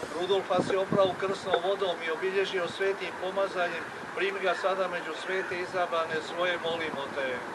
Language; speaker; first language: Croatian; native; Croatian